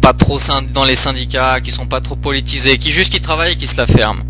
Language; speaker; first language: French; early bilingual, other home language; Portuguese